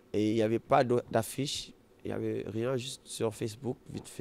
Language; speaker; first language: French; non-native, fluent; German